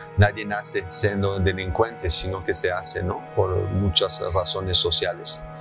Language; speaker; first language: Spanish; early bilingual, heritage; French